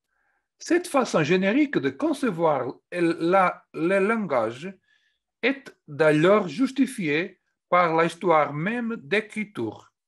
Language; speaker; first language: French; non-native, fluent; Portuguese